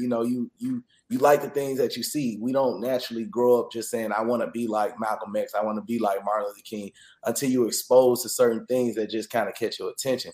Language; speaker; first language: English; native; English